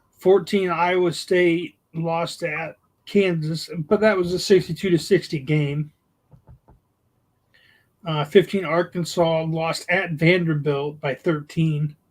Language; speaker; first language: English; native; English